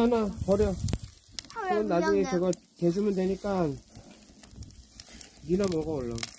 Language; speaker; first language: Korean; native; Korean